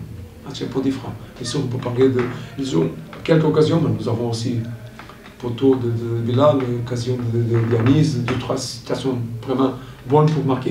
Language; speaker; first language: French; non-native, learner; Portuguese